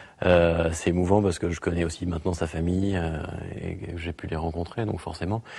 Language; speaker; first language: French; native; French